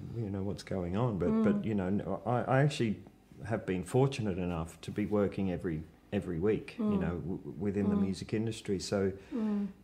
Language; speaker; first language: English; native; English